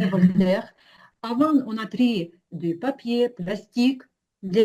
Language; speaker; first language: French; non-native, learner; Ukrainian